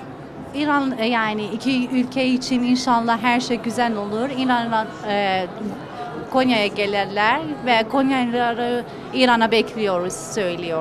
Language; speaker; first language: Turkish; non-native, learner; Persian